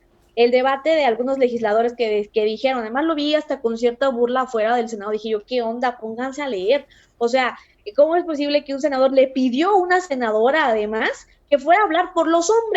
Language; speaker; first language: Spanish; native; Spanish